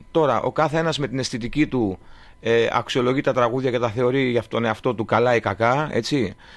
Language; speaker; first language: Greek; early bilingual, heritage; Greek